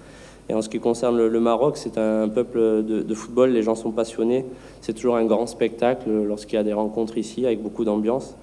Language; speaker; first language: French; native; French